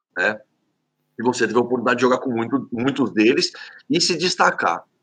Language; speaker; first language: Portuguese; native; Portuguese